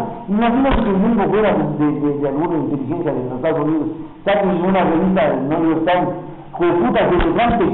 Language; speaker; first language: Spanish; native; Spanish